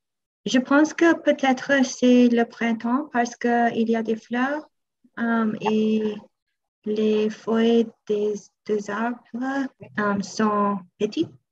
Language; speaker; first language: French; non-native, fluent; English